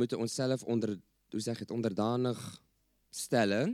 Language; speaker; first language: Dutch; non-native, fluent; English